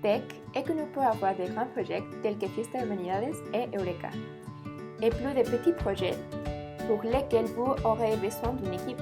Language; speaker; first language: French; non-native, learner; Spanish